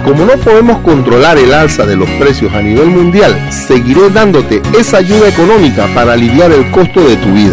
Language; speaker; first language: Spanish; native; Spanish